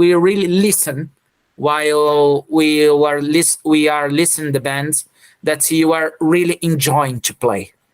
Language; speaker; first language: English; non-native, fluent; Portuguese